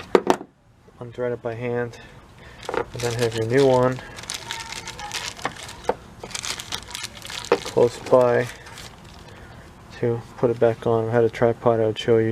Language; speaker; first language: English; native; English